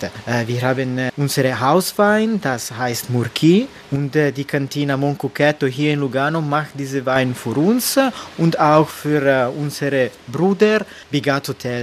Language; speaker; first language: German; non-native, learner; Italian